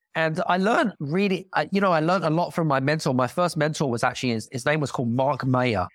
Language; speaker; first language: English; native; English